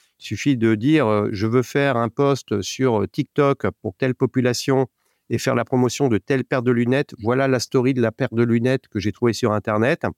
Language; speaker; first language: French; native; French